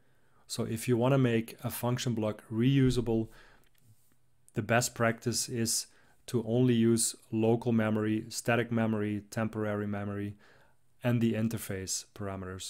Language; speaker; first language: English; non-native, fluent; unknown